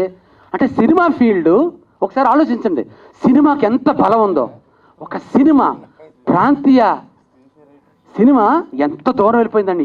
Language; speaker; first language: Telugu; native; Telugu